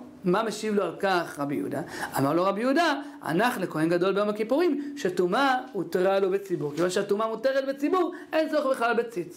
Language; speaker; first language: Hebrew; native; Hebrew